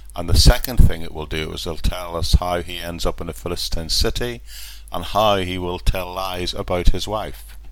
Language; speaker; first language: English; native; English